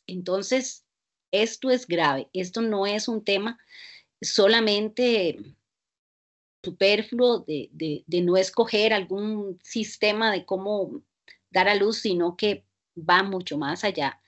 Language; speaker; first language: Spanish; native; Spanish